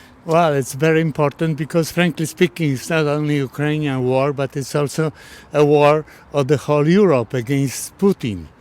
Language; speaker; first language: English; non-native, fluent; Polish